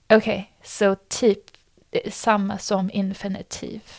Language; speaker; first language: Swedish; non-native, learner; English